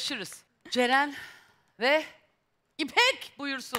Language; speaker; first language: Turkish; native; Turkish